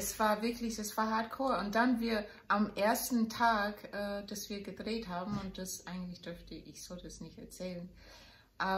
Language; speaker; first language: German; non-native, fluent; English